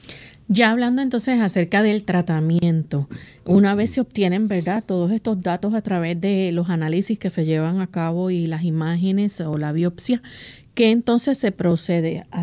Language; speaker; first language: Spanish; native; Spanish